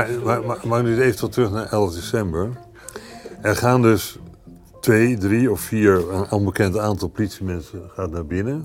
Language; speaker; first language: Dutch; native; Dutch